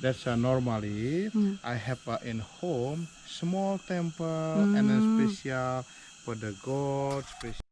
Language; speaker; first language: English; non-native, learner; Indonesian